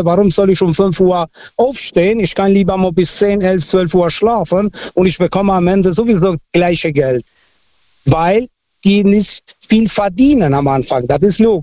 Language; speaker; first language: German; non-native, fluent; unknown